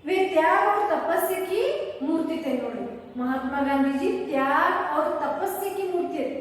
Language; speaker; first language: Hindi; non-native, local second language; Kannada